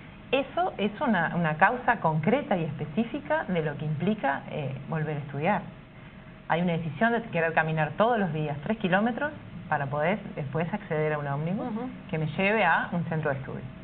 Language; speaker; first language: Spanish; native; Spanish